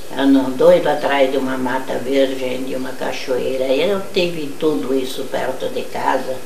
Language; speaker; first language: Portuguese; early bilingual, other home language; German